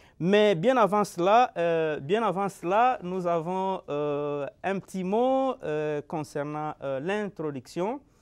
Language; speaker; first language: French; non-native, local second language; Lingala